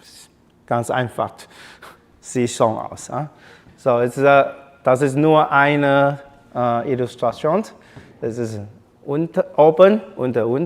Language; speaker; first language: German; non-native, learner; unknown